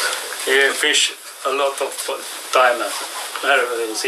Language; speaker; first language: English; non-native, learner; Swedish